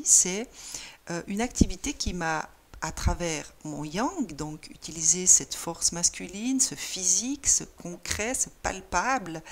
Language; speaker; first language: French; native; French